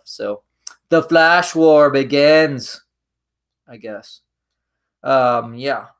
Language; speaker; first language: English; native; English